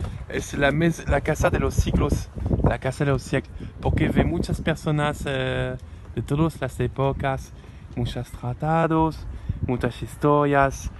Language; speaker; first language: Spanish; non-native, learner; French